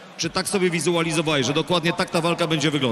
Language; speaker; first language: Polish; native; Polish